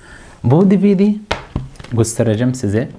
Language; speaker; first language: Turkish; non-native, fluent; Arabic